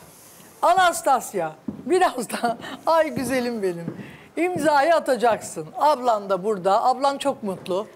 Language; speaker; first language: Turkish; native; Turkish